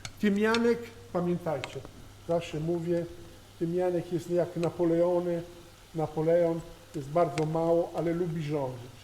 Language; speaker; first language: Polish; non-native, learner; Italian